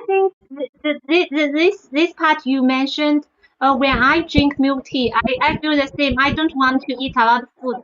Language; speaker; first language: English; non-native, fluent; Chinese